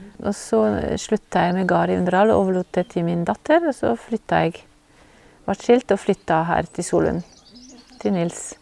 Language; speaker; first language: Norwegian; non-native, fluent; French